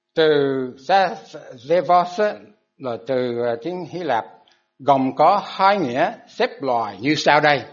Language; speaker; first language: Vietnamese; non-native, fluent; English